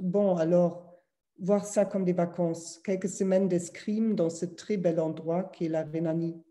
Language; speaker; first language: French; non-native, fluent; German